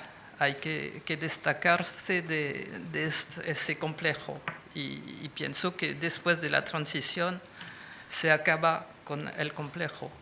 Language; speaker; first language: Spanish; non-native, fluent; French